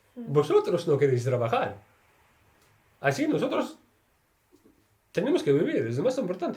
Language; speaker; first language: Spanish; non-native, learner; Arabic